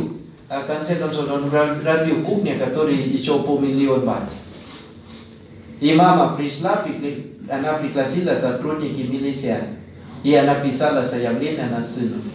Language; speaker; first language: Russian; non-native, learner; Thai